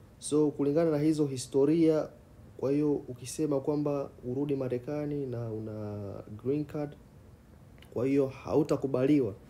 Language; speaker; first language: Swahili; native; Swahili